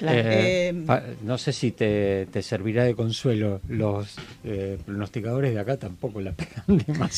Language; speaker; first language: Spanish; native; Spanish